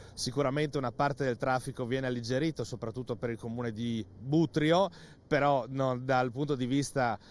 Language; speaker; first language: Italian; native; Italian